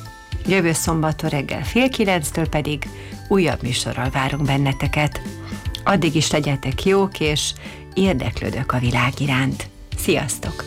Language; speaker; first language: Hungarian; native; Hungarian